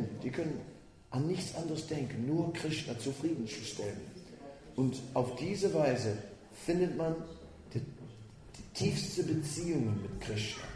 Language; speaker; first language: German; non-native, fluent; Dutch